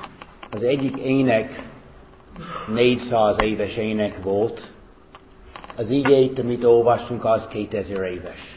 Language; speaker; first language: Hungarian; non-native, fluent; English